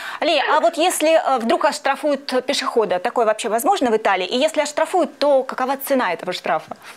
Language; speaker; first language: Russian; native; Russian